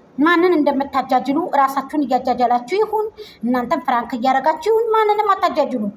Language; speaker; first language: Amharic; native; Amharic